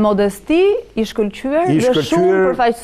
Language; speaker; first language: Albanian; native; Albanian